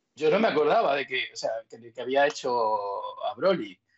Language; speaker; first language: Spanish; native; Spanish